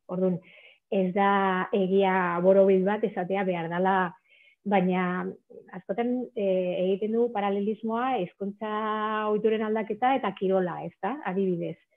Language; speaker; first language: Basque; non-native, local second language; Spanish